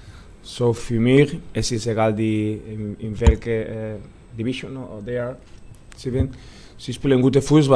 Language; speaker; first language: German; non-native, learner; Spanish